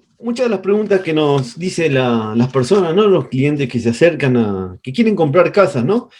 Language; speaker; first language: Spanish; native; Spanish